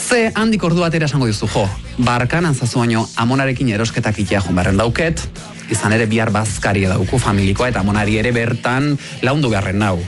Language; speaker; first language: Basque; native; Basque